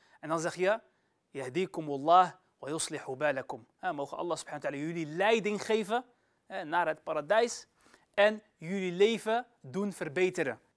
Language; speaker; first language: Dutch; early bilingual, other home language; Arabic